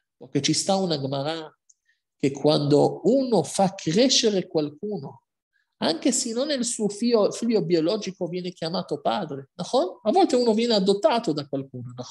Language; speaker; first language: Italian; non-native, fluent; Hebrew